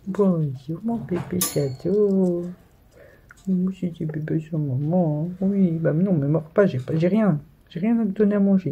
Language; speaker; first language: French; native; French